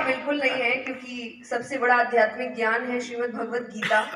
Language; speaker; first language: Hindi; non-native, local second language; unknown